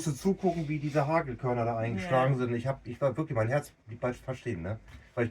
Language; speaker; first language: German; native; German